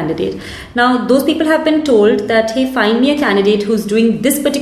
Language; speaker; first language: English; non-native, local second language; Hindi